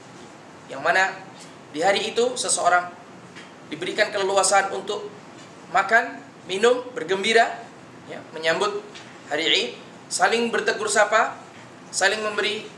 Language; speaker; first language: Indonesian; native; Indonesian